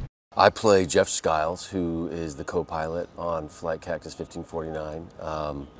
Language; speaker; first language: English; native; English